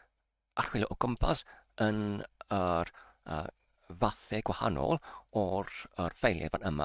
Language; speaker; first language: Welsh; non-native, learner; English